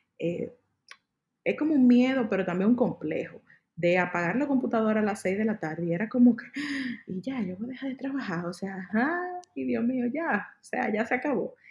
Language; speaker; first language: Spanish; native; Spanish